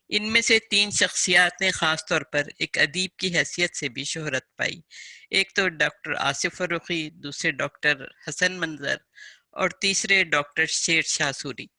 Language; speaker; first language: Urdu; native; Urdu